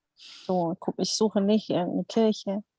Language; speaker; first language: German; non-native, fluent; Dutch